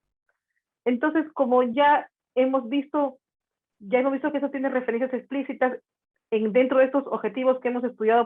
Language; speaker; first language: Spanish; native; Spanish